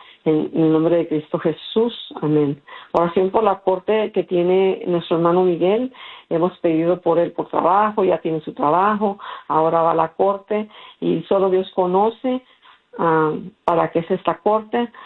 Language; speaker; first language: Spanish; early bilingual, heritage; Spanish